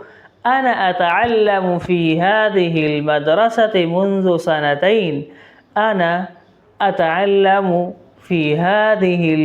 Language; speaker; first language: Arabic; non-native, fluent; Urdu